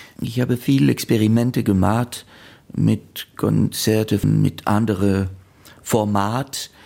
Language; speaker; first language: German; non-native, fluent; French